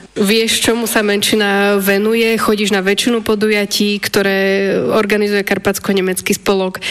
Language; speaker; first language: Slovak; native; Slovak